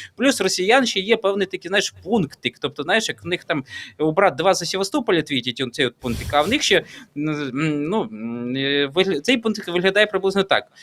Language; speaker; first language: Ukrainian; native; Ukrainian